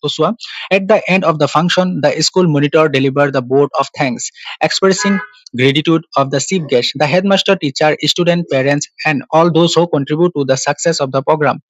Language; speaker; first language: English; non-native, local second language; Assamese